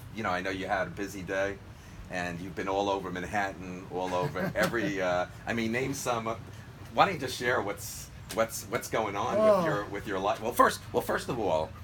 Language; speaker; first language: English; native; English